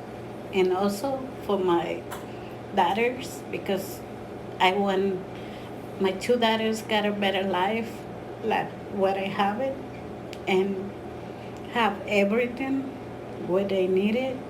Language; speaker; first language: English; non-native, learner; Spanish